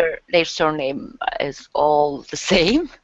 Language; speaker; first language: English; non-native, learner; Turkish